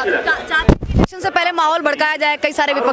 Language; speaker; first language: Hindi; native; Hindi